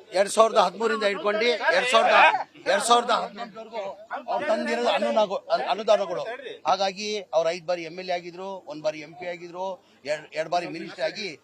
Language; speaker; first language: Kannada; non-native, local second language; Urdu